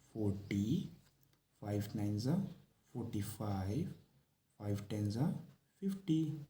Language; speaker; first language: English; non-native, local second language; Hindi